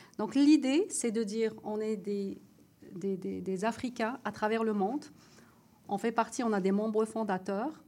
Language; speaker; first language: French; non-native, local second language; Arabic